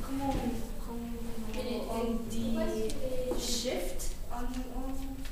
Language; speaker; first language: French; non-native, learner; English